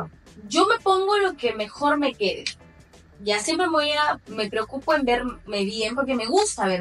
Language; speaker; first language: Spanish; native; Spanish